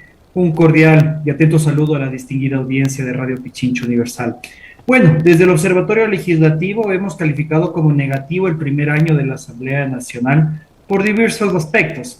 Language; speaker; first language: Spanish; native; Spanish